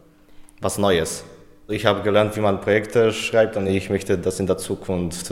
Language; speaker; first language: German; non-native, local second language; Polish